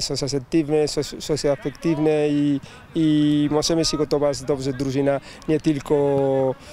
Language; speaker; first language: Polish; non-native, learner; Spanish